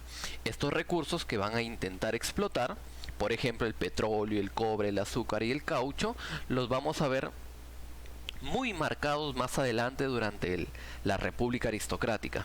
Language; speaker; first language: Spanish; native; Spanish